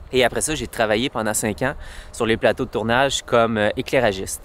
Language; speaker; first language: French; native; French